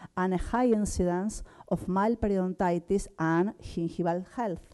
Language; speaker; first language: English; non-native, learner; Spanish